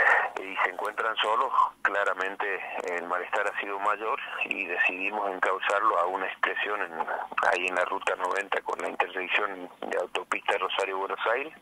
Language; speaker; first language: Spanish; native; Spanish